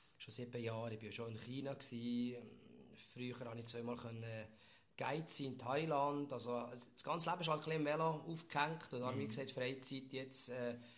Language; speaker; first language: German; native; German